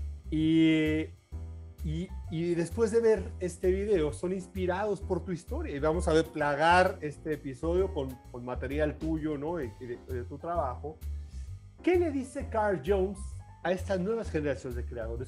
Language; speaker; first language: Spanish; native; Spanish